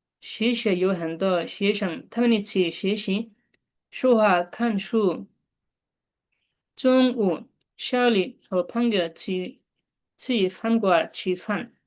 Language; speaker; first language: Chinese; non-native, fluent; Bangla